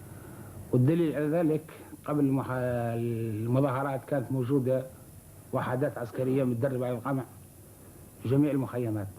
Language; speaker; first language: Arabic; native; Arabic